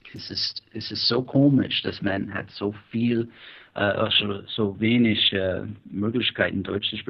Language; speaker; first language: German; non-native, learner; English